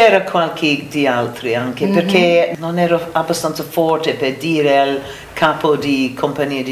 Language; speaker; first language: Italian; non-native, learner; English